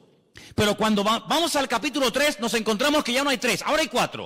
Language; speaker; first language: Spanish; native; Spanish